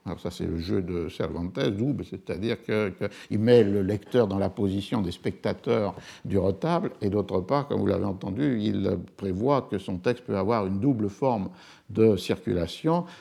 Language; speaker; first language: French; native; French